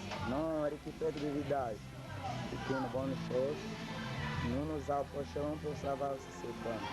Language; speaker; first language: French; non-native, local second language; Swahili